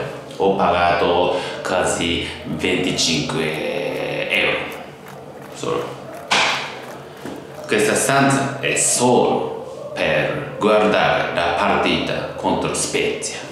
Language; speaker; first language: Italian; non-native, fluent; Japanese